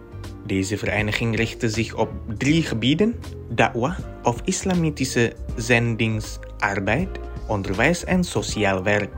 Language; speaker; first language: Dutch; non-native, fluent; Indonesian